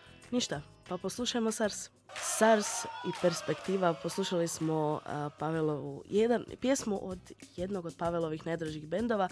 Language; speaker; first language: Serbian; native; Serbian